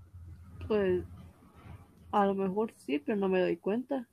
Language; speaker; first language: Spanish; early bilingual, heritage; Spanish